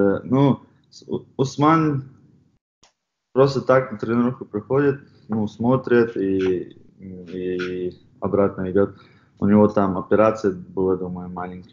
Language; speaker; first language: Russian; non-native, fluent; Chechen